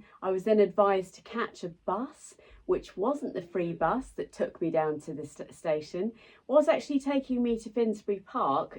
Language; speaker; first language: English; native; English